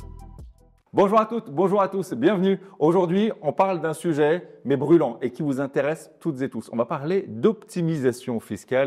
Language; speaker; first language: French; native; French